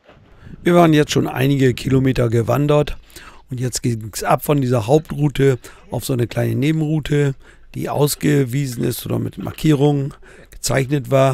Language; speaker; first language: German; native; German